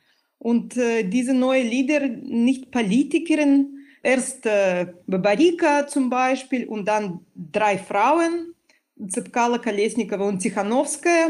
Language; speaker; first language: German; non-native, fluent; Russian